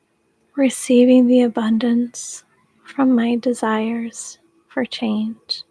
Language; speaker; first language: English; native; English